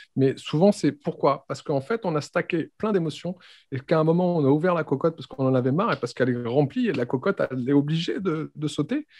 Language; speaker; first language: French; native; French